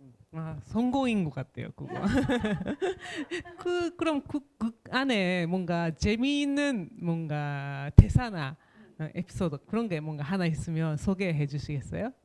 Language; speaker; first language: Korean; non-native, fluent; Japanese